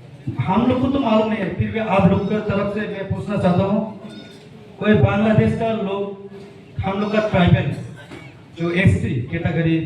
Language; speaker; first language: Hindi; non-native, local second language; Bangla